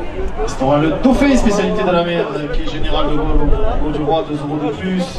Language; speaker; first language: French; native; French